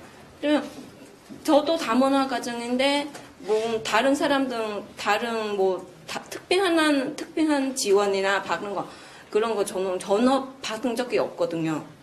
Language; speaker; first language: Korean; non-native, fluent; Vietnamese